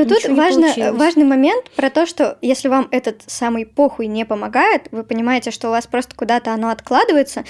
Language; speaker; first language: Russian; native; Russian